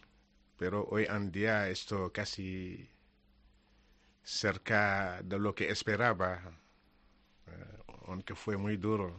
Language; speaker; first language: Spanish; non-native, learner; Wolof